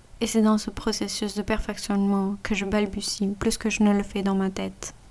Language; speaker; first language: French; non-native, fluent; Punjabi